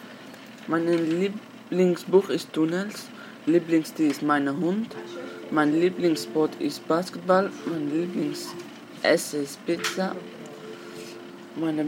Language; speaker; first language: German; non-native, learner; Dutch